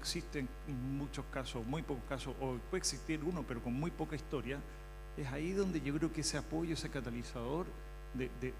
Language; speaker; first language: Spanish; native; Spanish